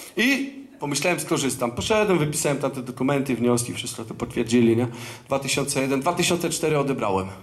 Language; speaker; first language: Polish; native; Polish